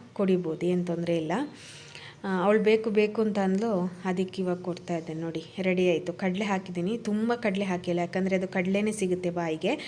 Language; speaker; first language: Kannada; non-native, local second language; Tulu